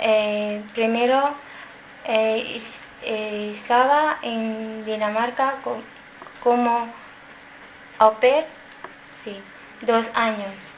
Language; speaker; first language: Spanish; non-native, learner; Filipino